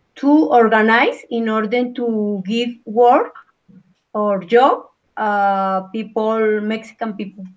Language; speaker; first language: English; non-native, learner; Spanish